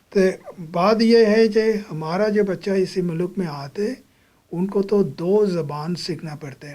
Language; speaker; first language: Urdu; non-native, fluent; Bangla